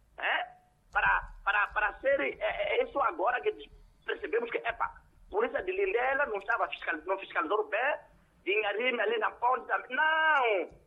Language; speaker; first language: Portuguese; non-native, local second language; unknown